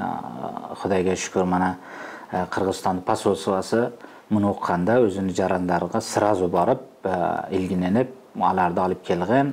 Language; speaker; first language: Kyrgyz; non-native, fluent; Uzbek